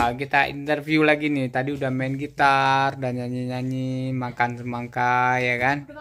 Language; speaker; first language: Indonesian; native; Indonesian